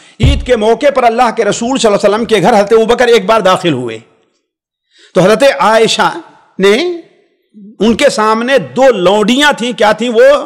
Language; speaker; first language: Urdu; native; Urdu